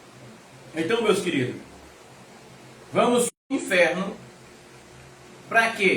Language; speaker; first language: Portuguese; native; Portuguese